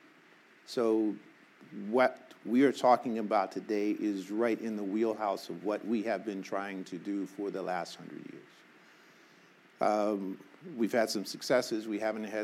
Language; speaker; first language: English; native; English